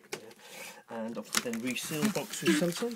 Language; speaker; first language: English; native; English